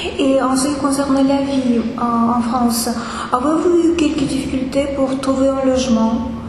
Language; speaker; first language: French; non-native, fluent; Russian